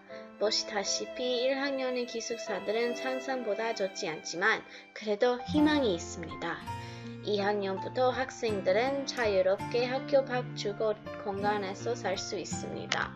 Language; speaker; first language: Korean; non-native, learner; English